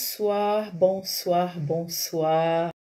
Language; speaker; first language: French; non-native, fluent; Portuguese